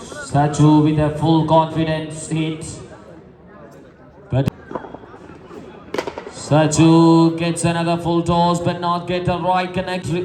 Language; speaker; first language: English; non-native, local second language; Malayalam